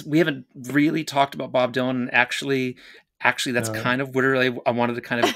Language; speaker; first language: English; native; English